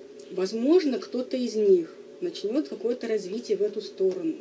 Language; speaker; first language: Russian; native; Russian